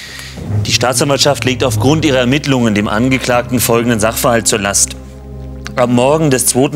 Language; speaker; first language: German; native; German